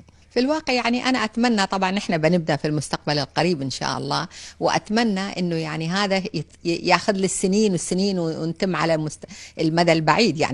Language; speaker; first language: Arabic; native; Arabic